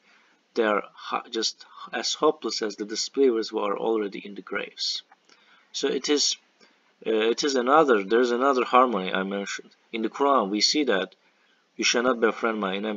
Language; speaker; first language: English; non-native, fluent; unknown